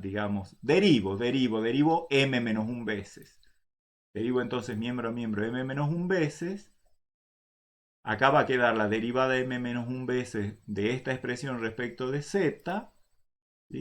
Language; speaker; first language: Spanish; native; Spanish